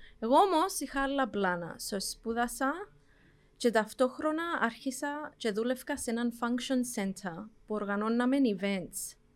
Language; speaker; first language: Greek; early bilingual, heritage; Greek